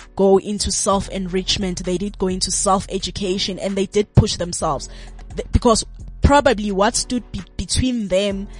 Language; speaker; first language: English; non-native, local second language; Zulu